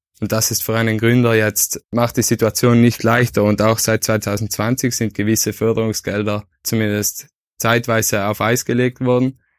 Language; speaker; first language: German; native; German